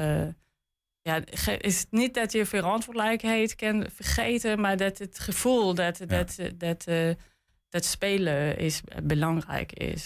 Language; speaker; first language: Dutch; non-native, learner; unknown